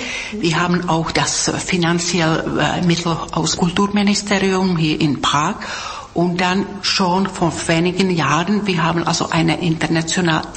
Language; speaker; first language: German; non-native, fluent; Czech